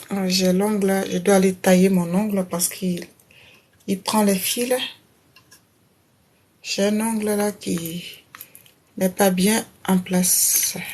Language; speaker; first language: French; native; French